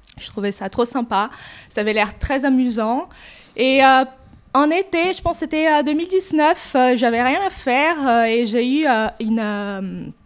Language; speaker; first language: French; non-native, fluent; Portuguese